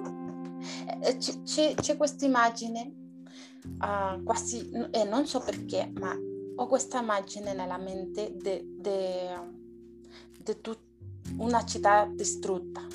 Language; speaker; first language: Italian; non-native, learner; Spanish